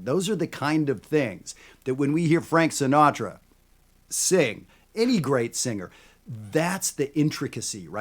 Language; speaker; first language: English; native; English